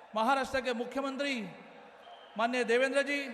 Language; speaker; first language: Hindi; non-native, local second language; Marathi